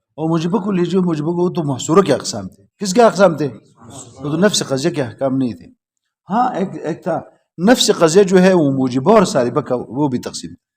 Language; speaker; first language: Urdu; non-native, local second language; Pashto